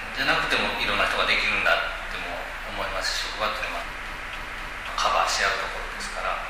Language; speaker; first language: Japanese; native; Japanese